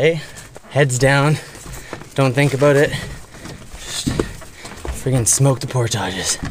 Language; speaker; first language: English; native; English